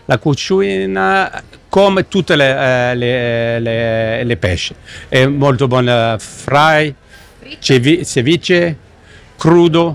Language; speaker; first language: Italian; non-native, learner; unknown